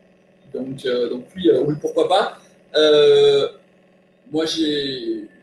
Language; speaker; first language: French; native; French